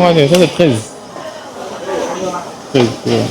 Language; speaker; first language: Chinese; non-native, learner; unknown